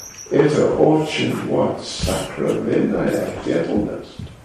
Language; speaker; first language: Russian; non-native, learner; English